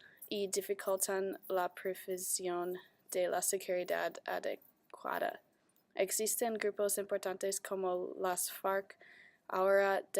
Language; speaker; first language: Spanish; non-native, learner; English